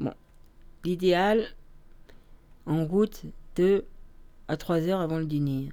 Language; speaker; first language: French; native; French